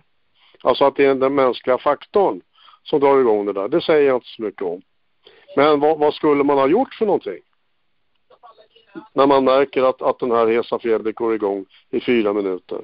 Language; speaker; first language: Swedish; native; Swedish